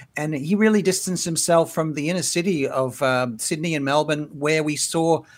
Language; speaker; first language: English; native; English